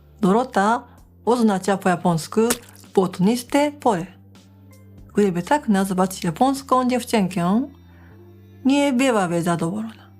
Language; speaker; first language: Polish; non-native, fluent; Japanese